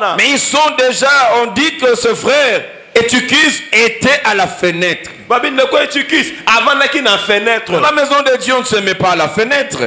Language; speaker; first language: French; non-native, local second language; Lingala